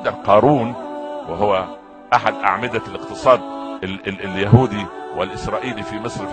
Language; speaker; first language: Arabic; native; Arabic